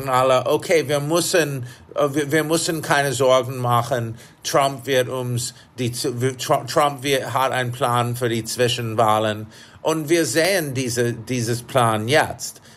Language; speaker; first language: German; non-native, fluent; English